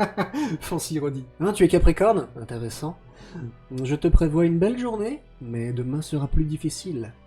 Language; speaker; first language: French; native; French